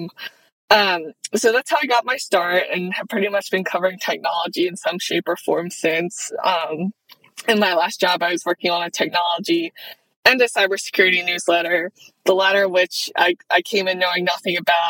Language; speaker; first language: English; native; English